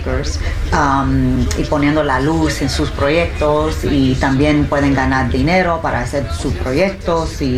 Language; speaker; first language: Spanish; non-native, learner; English